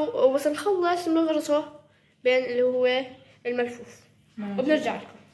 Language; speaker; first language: Arabic; native; Arabic